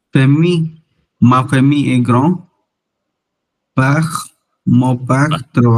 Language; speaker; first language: French; non-native, learner; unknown